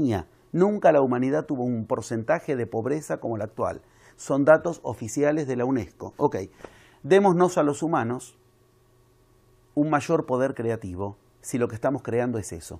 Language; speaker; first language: Spanish; native; Spanish